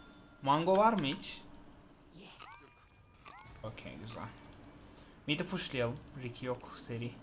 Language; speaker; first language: Turkish; native; Turkish